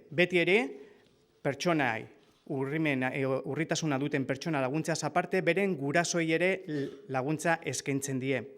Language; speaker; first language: Basque; native; Basque